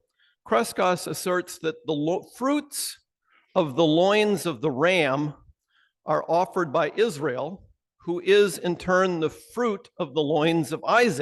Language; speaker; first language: English; native; English